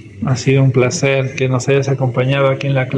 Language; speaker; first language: Spanish; native; Spanish